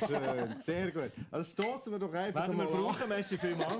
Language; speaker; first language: German; native; German